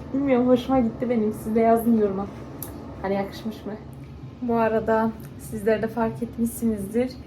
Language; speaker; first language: Turkish; early bilingual, heritage; Turkish